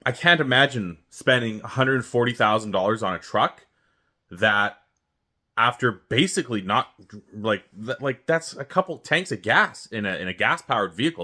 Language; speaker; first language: English; native; English